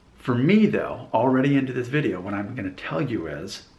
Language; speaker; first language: English; native; English